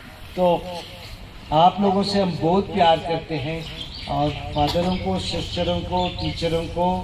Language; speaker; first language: Hindi; non-native, local second language; Konkani